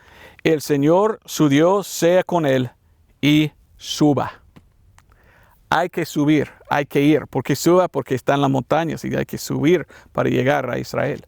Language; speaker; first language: Spanish; non-native, learner; English